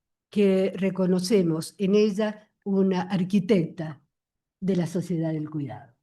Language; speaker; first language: Spanish; native; Spanish